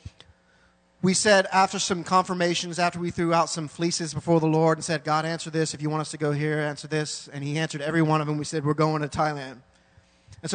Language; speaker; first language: English; native; English